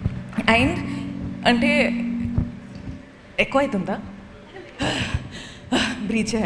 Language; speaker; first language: Telugu; non-native, local second language; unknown